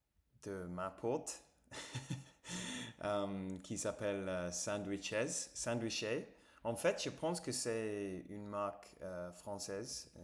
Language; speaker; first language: French; non-native, fluent; English